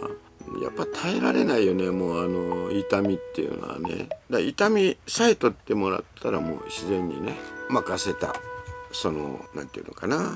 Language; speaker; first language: Japanese; native; Japanese